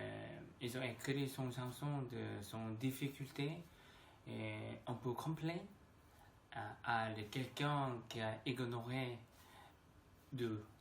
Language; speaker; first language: French; non-native, learner; Korean